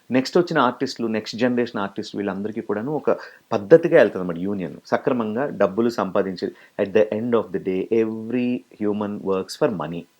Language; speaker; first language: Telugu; native; Telugu